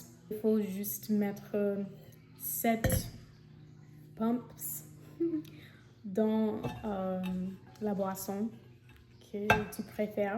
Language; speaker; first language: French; non-native, fluent; English